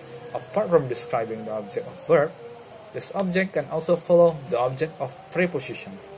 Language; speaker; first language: English; non-native, learner; Indonesian